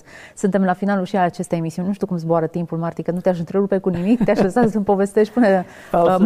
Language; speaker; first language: Romanian; native; Romanian